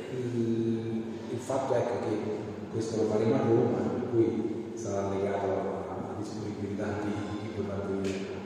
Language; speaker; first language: Italian; native; Italian